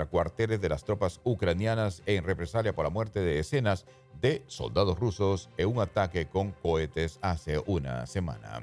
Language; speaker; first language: Spanish; native; Spanish